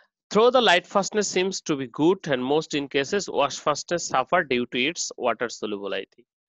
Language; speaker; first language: English; non-native, local second language; Bangla